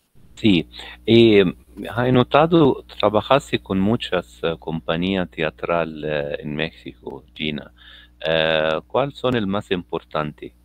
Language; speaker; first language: Spanish; non-native, learner; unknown